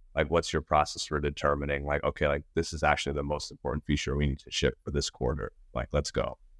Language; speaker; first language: English; native; English